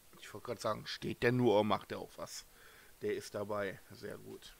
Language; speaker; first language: German; native; German